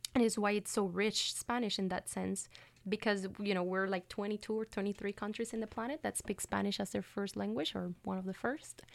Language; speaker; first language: English; non-native, fluent; Spanish